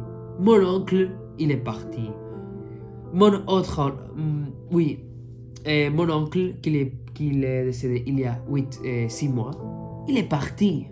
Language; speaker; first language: French; non-native, fluent; Spanish